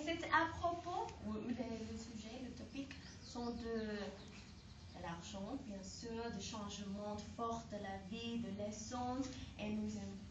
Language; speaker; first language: French; non-native, learner; Spanish